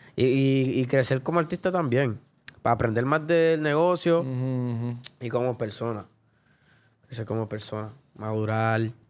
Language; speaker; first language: Spanish; early bilingual, other home language; English